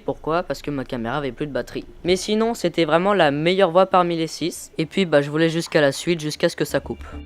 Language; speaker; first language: French; native; French